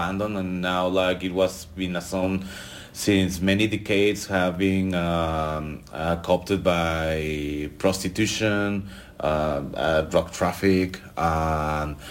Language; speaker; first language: English; non-native, fluent; Spanish